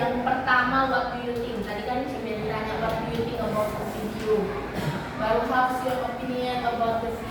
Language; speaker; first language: English; non-native, learner; Indonesian